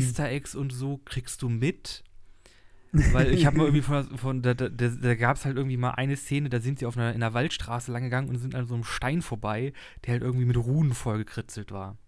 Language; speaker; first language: German; native; German